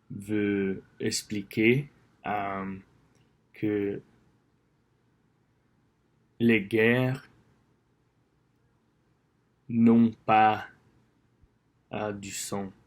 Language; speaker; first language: French; non-native, learner; English